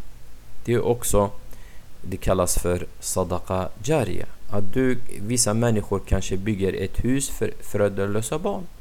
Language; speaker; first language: Swedish; non-native, fluent; Arabic